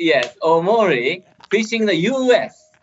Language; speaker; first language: English; non-native, learner; Japanese